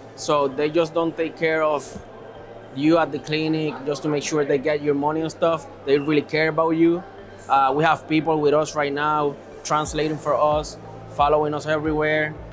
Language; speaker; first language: English; native; English